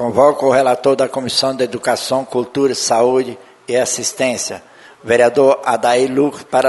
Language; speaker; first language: Portuguese; native; Portuguese